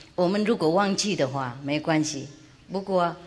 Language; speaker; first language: Chinese; non-native, fluent; Vietnamese